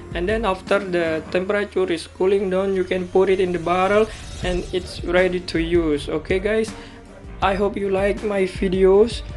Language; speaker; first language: English; non-native, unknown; Indonesian